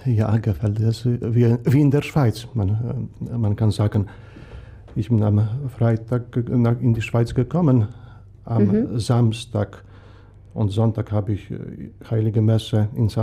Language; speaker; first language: German; non-native, fluent; Polish